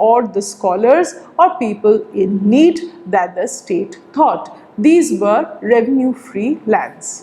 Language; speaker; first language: English; non-native, local second language; Bangla